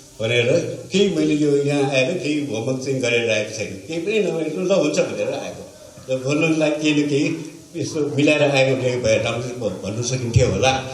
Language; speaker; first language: Nepali; non-native, local second language; Newari